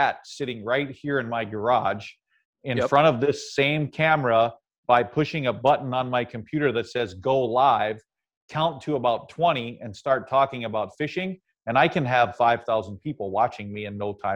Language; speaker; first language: English; native; English